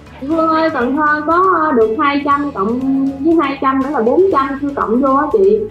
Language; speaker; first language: Vietnamese; native; Vietnamese